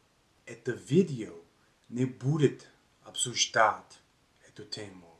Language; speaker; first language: Russian; non-native, learner; English